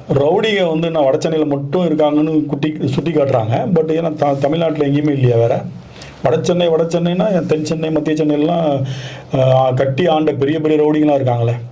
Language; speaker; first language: Tamil; native; Tamil